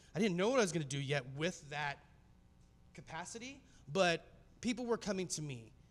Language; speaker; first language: English; native; English